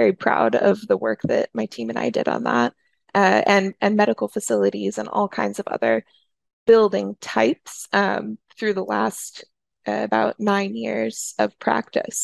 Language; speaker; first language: English; native; English